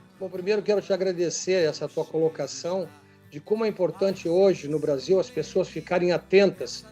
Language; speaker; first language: Portuguese; native; Portuguese